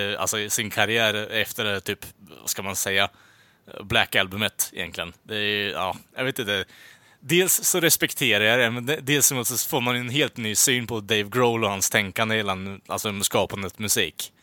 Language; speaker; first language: Swedish; native; Swedish